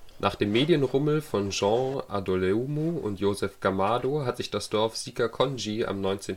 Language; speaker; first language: German; native; German